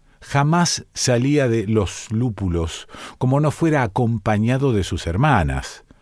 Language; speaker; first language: Spanish; native; Spanish